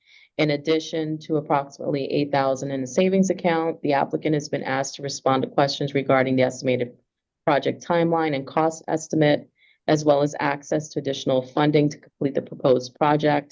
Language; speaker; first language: English; native; English